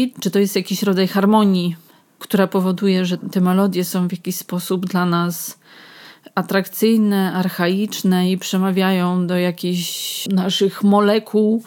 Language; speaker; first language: Polish; native; Polish